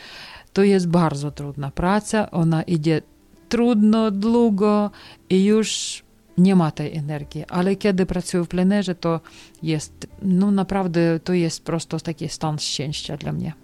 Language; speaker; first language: Polish; non-native, fluent; Ukrainian